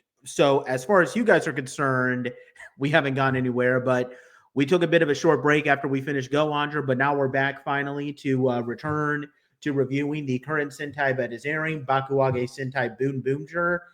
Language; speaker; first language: English; native; English